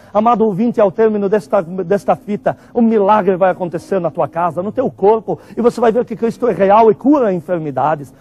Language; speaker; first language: Portuguese; non-native, fluent; Arabic